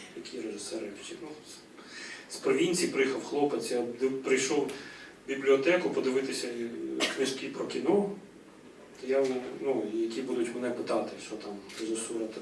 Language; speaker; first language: Ukrainian; native; Ukrainian